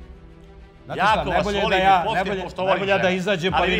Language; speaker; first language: Serbian; native; Serbian